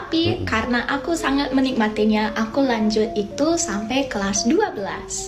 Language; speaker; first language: Indonesian; non-native, fluent; English